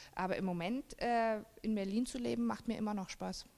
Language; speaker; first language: German; native; German